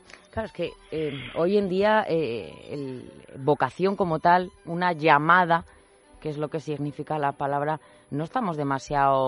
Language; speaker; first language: Spanish; native; Spanish